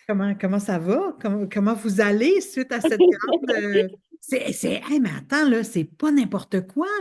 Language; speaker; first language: French; native; French